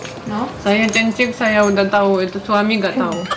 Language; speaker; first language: Indonesian; non-native, learner; Russian